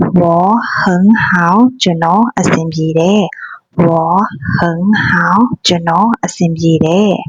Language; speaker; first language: Chinese; non-native, fluent; Burmese